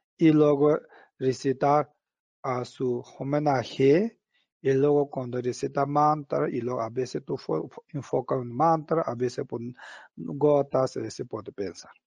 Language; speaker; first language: Spanish; non-native, learner; Tibetan